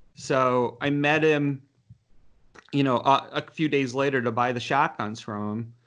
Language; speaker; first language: English; native; English